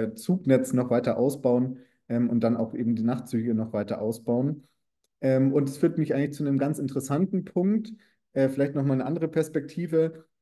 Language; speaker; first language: German; native; German